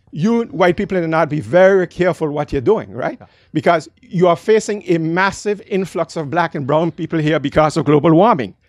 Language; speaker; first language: English; early bilingual, other home language; Dutch